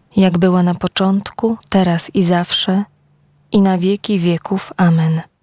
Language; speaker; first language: Polish; native; Polish